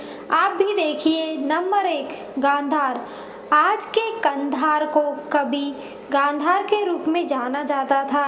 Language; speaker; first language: Hindi; native; Hindi